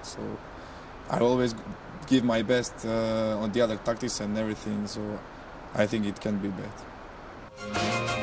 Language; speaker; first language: English; non-native, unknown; Croatian